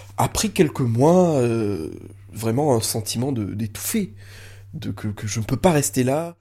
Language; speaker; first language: French; non-native, local second language; Morisyen